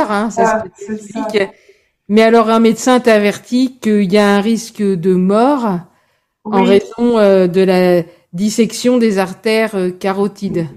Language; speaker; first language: French; native; French